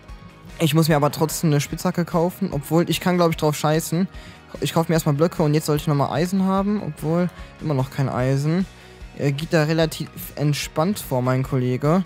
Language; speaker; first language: German; native; German